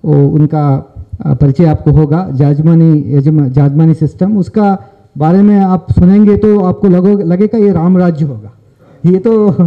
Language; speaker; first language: Hindi; non-native, local second language; Kannada